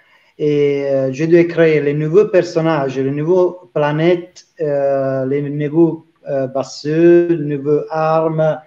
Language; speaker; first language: French; non-native, learner; Italian